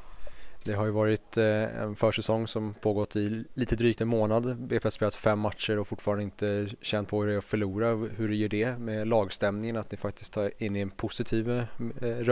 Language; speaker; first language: Swedish; native; Swedish